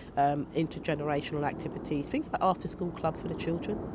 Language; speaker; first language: English; native; English